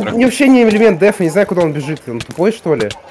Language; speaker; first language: Russian; native; Russian